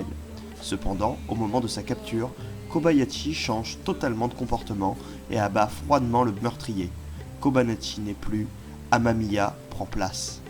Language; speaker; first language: French; native; French